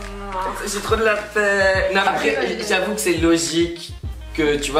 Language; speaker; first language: French; native; French